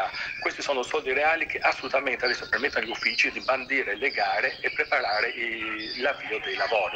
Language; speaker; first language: Italian; native; Italian